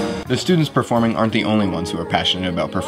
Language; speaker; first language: English; native; English